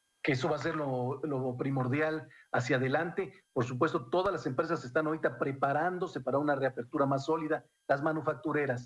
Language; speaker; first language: Spanish; native; Spanish